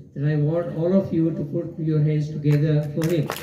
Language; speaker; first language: English; non-native, local second language; Urdu